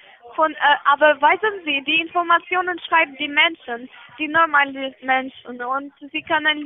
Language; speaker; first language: German; non-native, learner; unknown